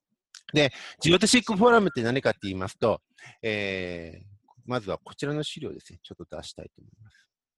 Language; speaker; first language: Japanese; native; Japanese